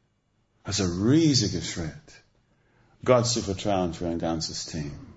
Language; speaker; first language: German; non-native, fluent; English